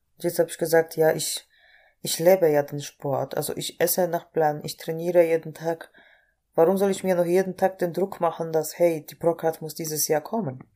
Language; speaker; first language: German; non-native, fluent; Polish